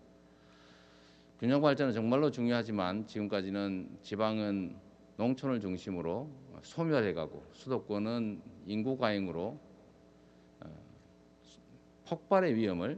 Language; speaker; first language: Korean; native; Korean